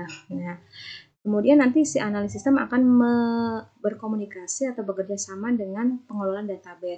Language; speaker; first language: Indonesian; native; Indonesian